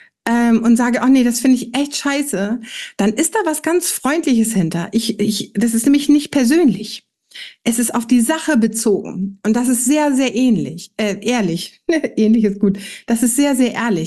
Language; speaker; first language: German; native; German